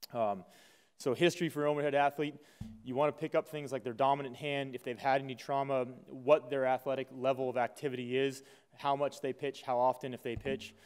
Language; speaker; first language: English; native; English